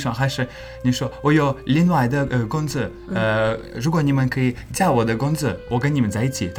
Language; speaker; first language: Chinese; non-native, learner; English